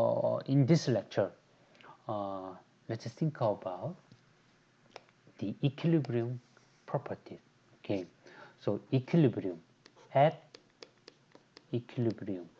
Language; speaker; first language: English; non-native, fluent; Korean